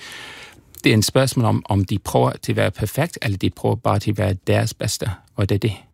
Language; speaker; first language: Danish; non-native, fluent; English